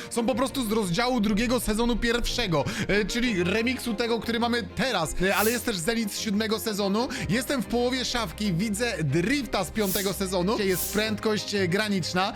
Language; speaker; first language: Polish; native; Polish